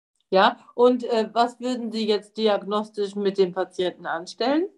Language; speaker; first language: German; native; German